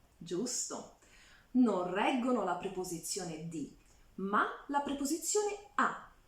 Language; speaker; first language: Italian; native; Italian